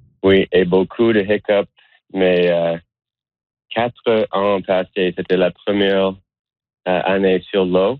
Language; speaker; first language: French; non-native, learner; English